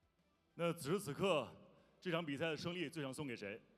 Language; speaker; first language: Chinese; native; Chinese